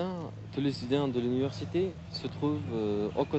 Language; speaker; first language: French; non-native, learner; Uzbek